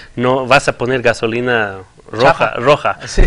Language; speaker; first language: Spanish; non-native, fluent; French